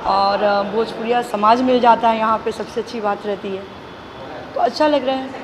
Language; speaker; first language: Hindi; native; Hindi